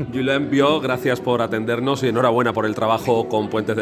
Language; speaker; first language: Spanish; native; Spanish